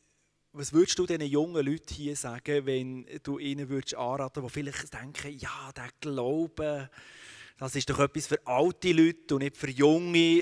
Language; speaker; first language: German; native; German